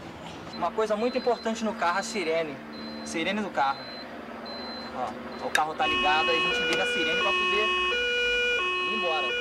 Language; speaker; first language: Portuguese; native; Portuguese